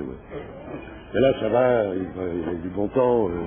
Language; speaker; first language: French; non-native, learner; Dutch